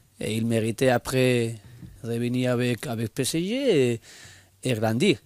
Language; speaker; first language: French; non-native, learner; Spanish